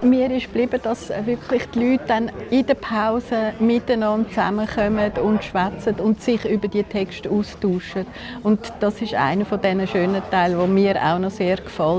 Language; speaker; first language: German; native; German